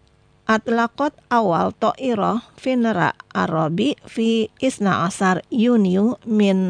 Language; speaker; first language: Arabic; non-native, fluent; Indonesian